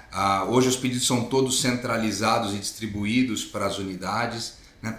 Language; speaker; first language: Portuguese; native; Portuguese